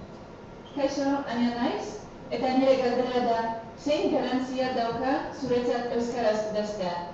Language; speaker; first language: Basque; non-native, learner; Polish